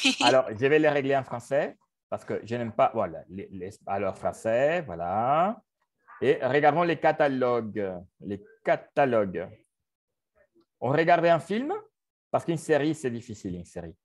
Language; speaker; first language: French; non-native, fluent; Spanish